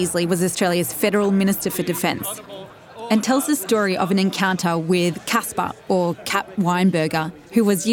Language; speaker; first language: English; native; English